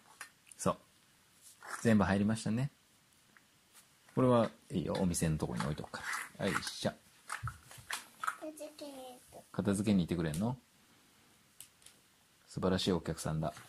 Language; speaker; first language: Japanese; native; Japanese